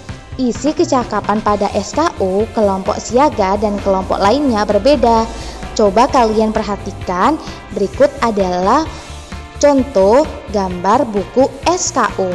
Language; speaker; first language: Indonesian; native; Indonesian